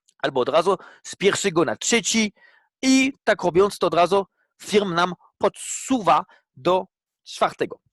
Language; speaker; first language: Polish; non-native, fluent; French